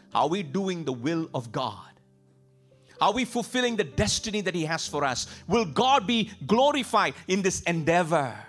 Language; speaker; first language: English; non-native, local second language; Tamil